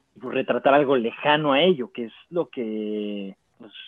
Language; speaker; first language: Spanish; native; Spanish